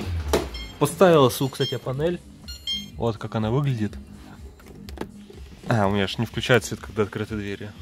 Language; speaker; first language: Russian; native; Russian